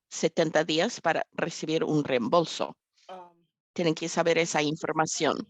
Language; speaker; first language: Spanish; non-native, fluent; English